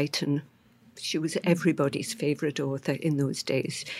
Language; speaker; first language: English; native; English